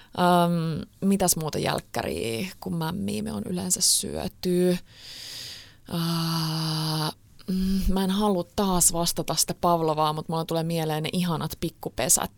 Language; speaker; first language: Finnish; native; Finnish